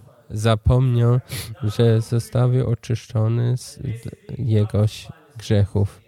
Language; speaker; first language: Polish; non-native, learner; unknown